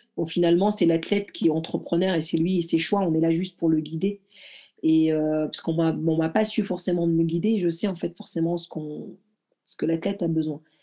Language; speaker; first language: French; early bilingual, other home language; Arabic